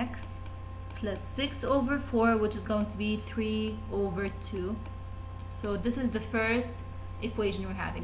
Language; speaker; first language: English; non-native, fluent; Arabic